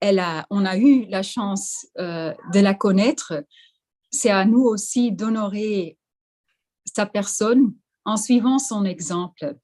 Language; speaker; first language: French; non-native, fluent; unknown